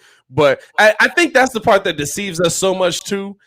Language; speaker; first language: English; native; English